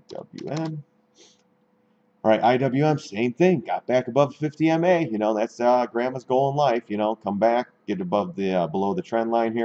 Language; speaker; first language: English; native; English